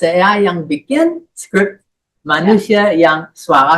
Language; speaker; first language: Indonesian; non-native, fluent; English